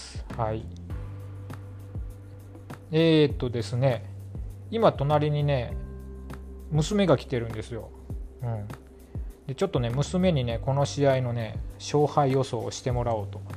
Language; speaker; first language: Japanese; native; Japanese